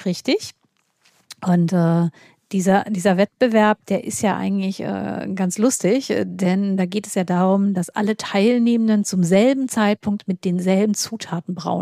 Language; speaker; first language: German; native; German